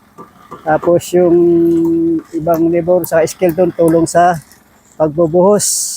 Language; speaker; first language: Filipino; native; Filipino